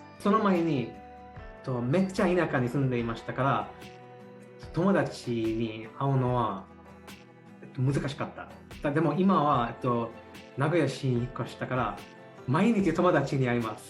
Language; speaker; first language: Japanese; non-native, learner; English